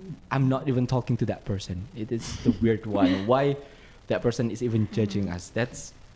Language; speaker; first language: English; non-native, fluent; Indonesian